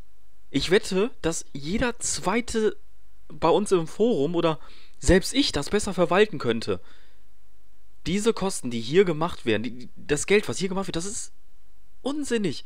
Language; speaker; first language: German; native; German